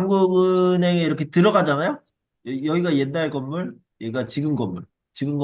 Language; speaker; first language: Korean; native; Korean